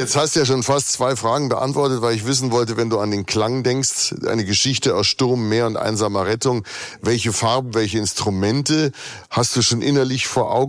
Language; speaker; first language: German; native; German